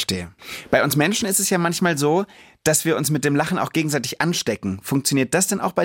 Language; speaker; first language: German; native; German